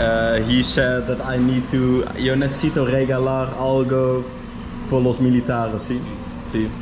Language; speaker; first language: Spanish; non-native, learner; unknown